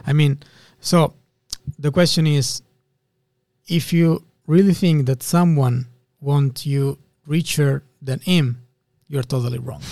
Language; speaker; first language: English; non-native, fluent; Italian